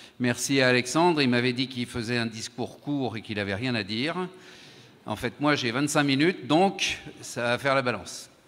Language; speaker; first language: French; native; French